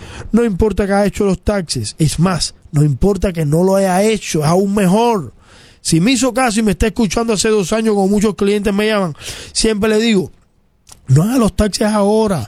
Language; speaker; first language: Spanish; native; Spanish